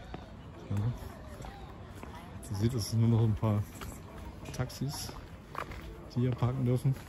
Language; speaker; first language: German; native; German